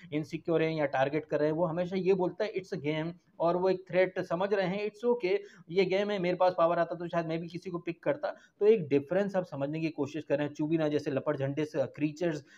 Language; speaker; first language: Hindi; native; Hindi